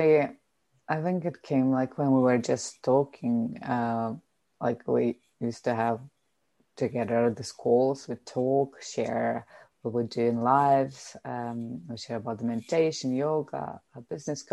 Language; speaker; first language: English; non-native, fluent; Lithuanian